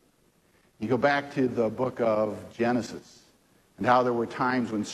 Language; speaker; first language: English; native; English